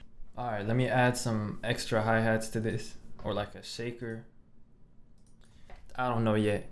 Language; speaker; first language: English; native; English